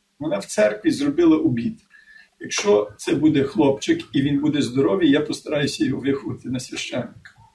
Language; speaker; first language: Ukrainian; early bilingual, heritage; Ukrainian